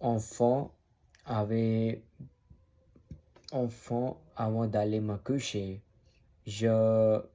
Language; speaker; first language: French; non-native, learner; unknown